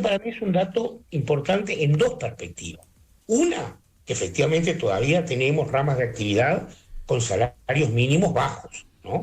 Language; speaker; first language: Spanish; native; Spanish